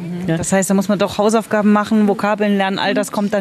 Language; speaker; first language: German; native; German